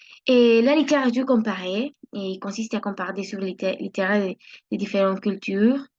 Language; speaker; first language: French; non-native, learner; Spanish